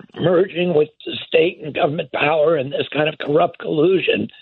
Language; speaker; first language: English; native; English